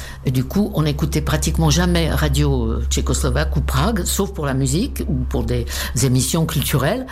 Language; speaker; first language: French; non-native, fluent; Czech